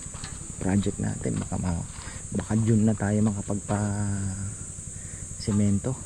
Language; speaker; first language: Filipino; native; Filipino